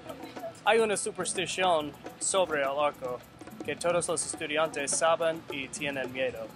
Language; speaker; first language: Spanish; non-native, learner; English